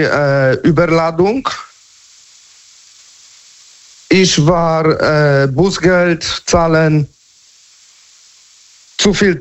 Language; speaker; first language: German; non-native, learner; Polish